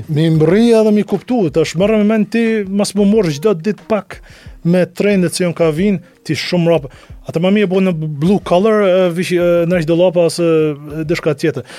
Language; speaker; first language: Albanian; early bilingual, heritage; Albanian